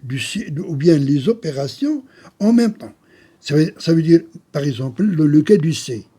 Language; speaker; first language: French; non-native, local second language; Arabic